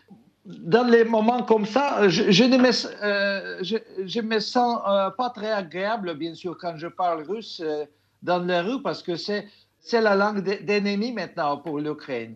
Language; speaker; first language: French; non-native, fluent; Russian